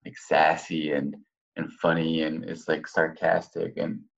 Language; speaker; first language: English; non-native, fluent; Spanish